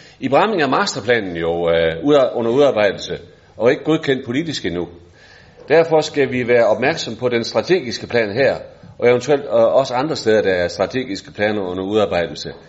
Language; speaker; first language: Danish; native; Danish